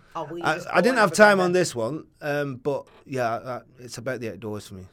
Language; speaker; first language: English; native; English